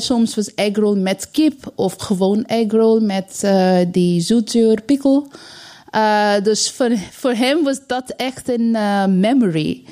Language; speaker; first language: Dutch; non-native, learner; Bangla